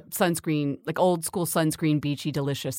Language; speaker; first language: English; native; English